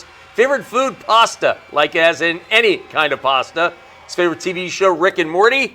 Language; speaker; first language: English; native; English